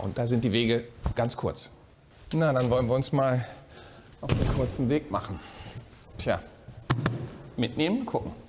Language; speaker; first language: German; native; German